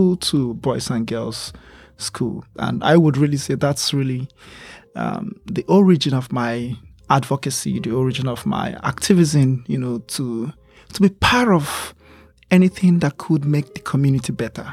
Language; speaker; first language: English; non-native, local second language; Igbo